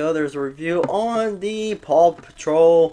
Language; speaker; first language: English; native; English